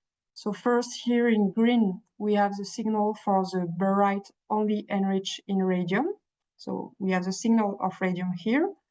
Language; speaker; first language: English; non-native, fluent; French